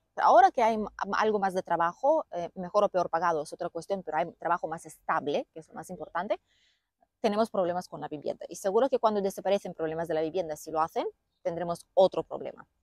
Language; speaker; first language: Spanish; non-native, fluent; Lithuanian